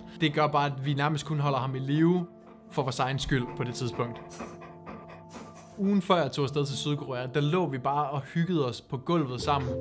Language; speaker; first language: Danish; native; Danish